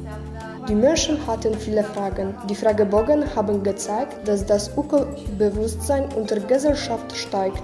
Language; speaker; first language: German; non-native, learner; Polish